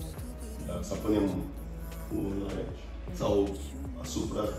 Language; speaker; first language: Romanian; non-native, learner; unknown